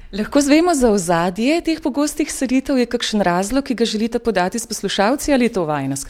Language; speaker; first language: Slovenian; native; Slovenian